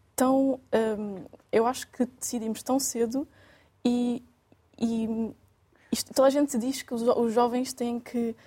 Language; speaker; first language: Portuguese; native; Portuguese